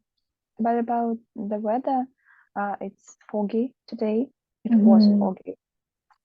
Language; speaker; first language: English; non-native, learner; Russian